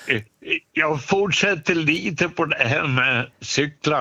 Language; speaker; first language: Swedish; native; Swedish